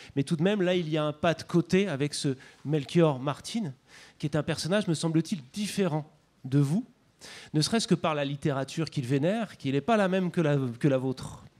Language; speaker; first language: French; native; French